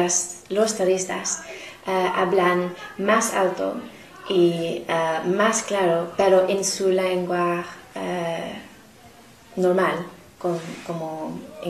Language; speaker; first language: Spanish; non-native, learner; English